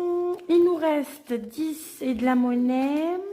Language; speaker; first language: French; native; French